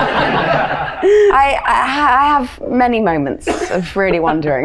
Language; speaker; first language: English; native; English